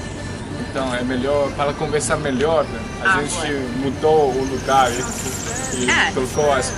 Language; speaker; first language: Portuguese; non-native, learner; Chinese